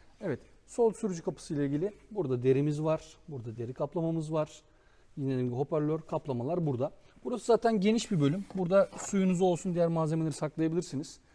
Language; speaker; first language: Turkish; native; Turkish